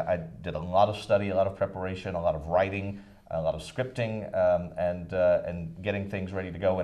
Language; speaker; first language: English; native; English